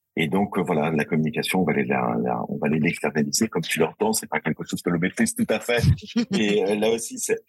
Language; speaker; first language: French; native; French